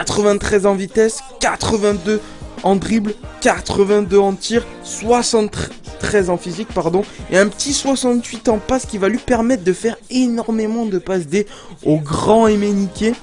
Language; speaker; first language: French; native; French